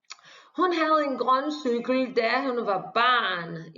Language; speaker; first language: Danish; non-native, fluent; Portuguese